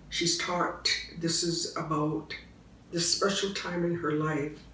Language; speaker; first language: English; native; English